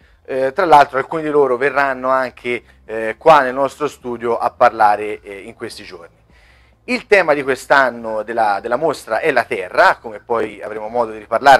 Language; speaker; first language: Italian; native; Italian